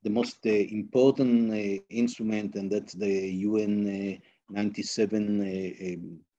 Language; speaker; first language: English; non-native, fluent; Hebrew